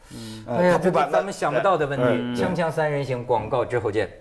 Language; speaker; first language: Chinese; native; Chinese